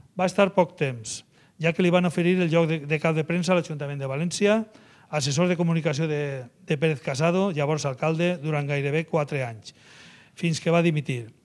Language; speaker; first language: Catalan; native; Catalan